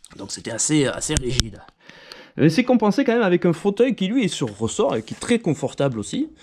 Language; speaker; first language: French; native; French